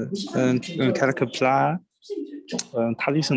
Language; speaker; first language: French; non-native, learner; Chinese